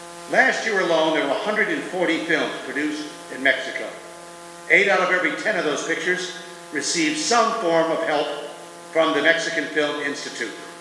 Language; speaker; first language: English; native; English